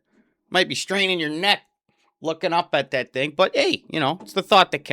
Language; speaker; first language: English; native; English